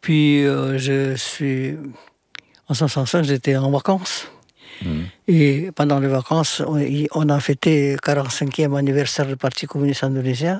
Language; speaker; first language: French; non-native, fluent; Indonesian